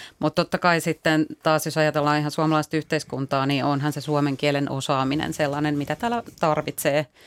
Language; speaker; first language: Finnish; native; Finnish